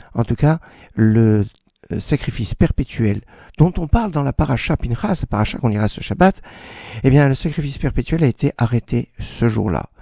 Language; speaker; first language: French; native; French